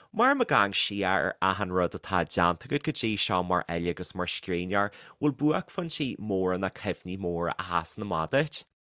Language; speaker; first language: Irish; native; Irish